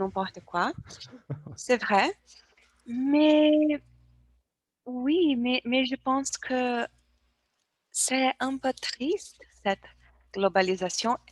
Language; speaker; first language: French; non-native, learner; Portuguese